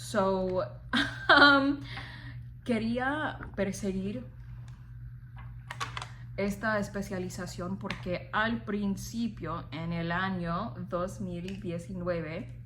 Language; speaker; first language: Spanish; non-native, fluent; English